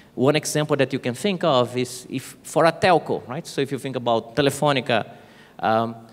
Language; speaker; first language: English; non-native, fluent; Portuguese